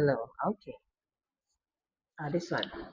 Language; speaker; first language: English; non-native, fluent; Vietnamese